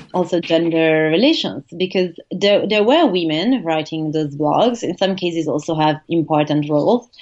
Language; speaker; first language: English; non-native, fluent; Italian